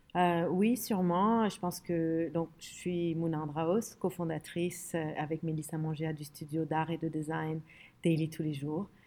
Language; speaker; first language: French; early bilingual, other home language; Arabic